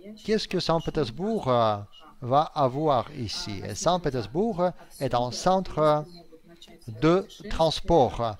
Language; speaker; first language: French; non-native, fluent; Russian